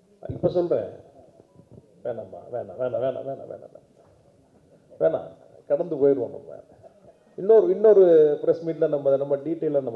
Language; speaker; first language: Tamil; native; Tamil